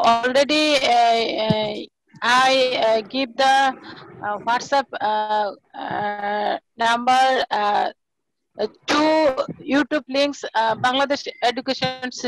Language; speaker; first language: English; non-native, learner; Bangla